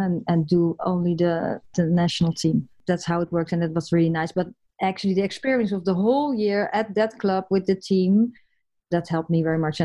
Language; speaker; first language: English; non-native, fluent; Dutch